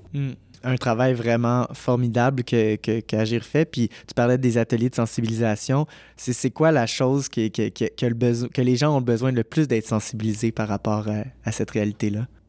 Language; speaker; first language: French; native; French